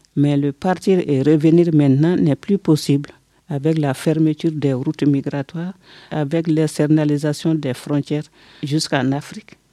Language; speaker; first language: French; non-native, local second language; Bambara